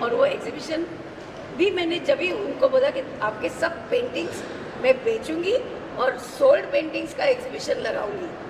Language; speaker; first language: Hindi; native; Hindi